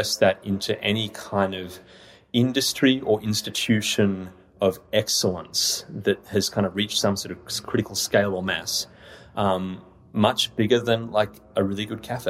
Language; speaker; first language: English; native; English